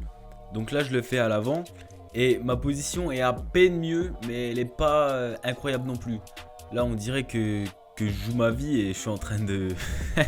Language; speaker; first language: French; native; French